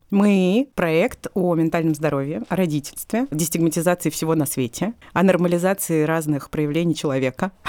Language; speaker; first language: Russian; native; Russian